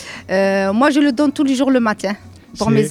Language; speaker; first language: French; non-native, learner; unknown